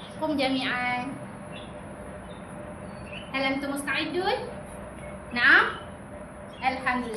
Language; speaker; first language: Arabic; non-native, learner; Malay